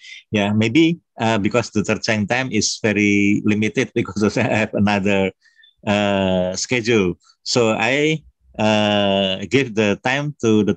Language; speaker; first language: English; non-native, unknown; Indonesian